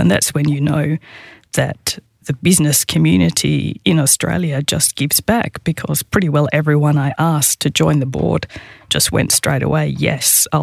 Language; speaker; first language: English; native; English